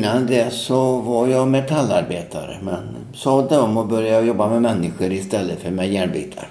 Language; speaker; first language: Swedish; native; Swedish